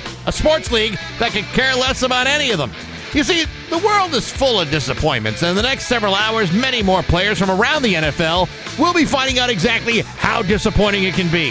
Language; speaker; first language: English; native; English